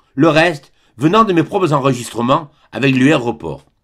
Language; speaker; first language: French; native; French